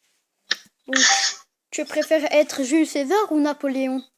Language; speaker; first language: French; native; French